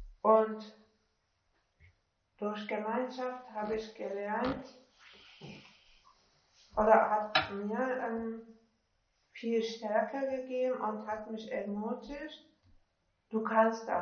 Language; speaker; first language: German; non-native, fluent; Turkish